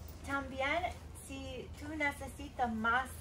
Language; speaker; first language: Spanish; non-native, learner; English